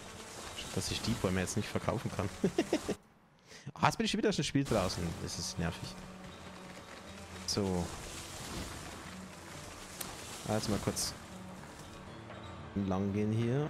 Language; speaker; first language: German; native; German